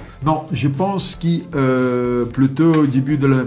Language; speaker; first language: French; non-native, fluent; Russian